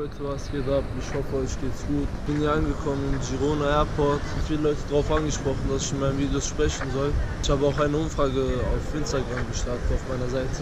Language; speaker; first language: German; early bilingual, other home language; Turkish